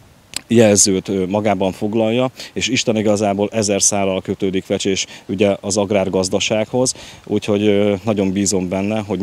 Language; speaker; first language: Hungarian; native; Hungarian